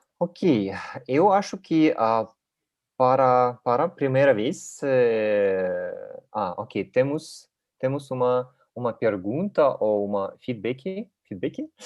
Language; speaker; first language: Portuguese; non-native, learner; Russian